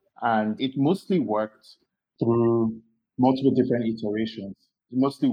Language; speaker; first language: English; non-native, local second language; Yoruba